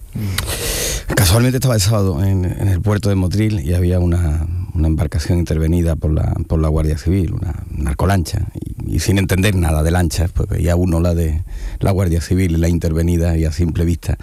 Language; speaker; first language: Spanish; native; Spanish